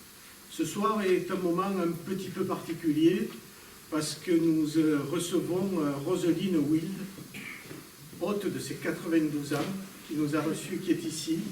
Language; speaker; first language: French; native; French